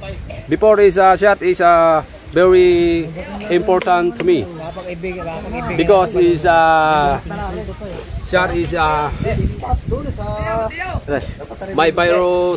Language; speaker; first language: English; non-native, learner; Filipino